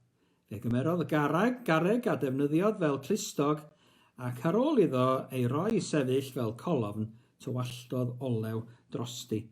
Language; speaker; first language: Welsh; native; Welsh